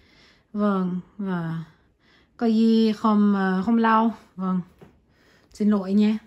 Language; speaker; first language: Vietnamese; non-native, learner; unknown